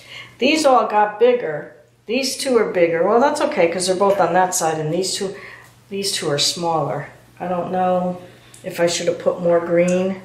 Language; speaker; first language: English; native; English